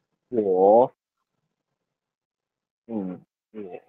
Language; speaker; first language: Chinese; non-native, learner; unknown